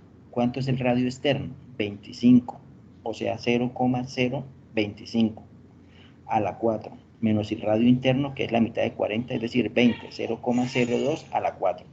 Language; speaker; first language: Spanish; native; Spanish